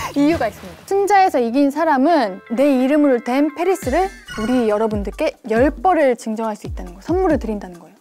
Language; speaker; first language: Korean; native; Korean